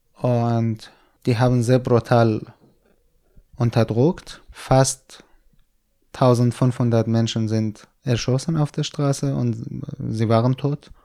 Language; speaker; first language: German; non-native, fluent; Persian